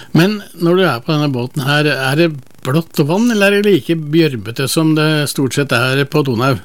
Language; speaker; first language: Norwegian; native; Norwegian